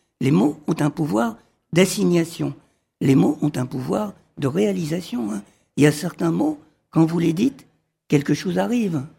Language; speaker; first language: French; early bilingual, other home language; Arabic